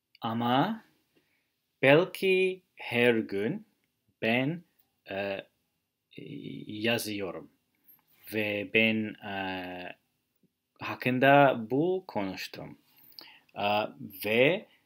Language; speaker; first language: Turkish; non-native, learner; English